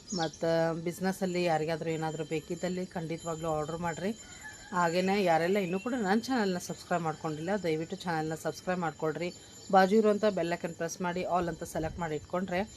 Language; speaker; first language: Kannada; native; Kannada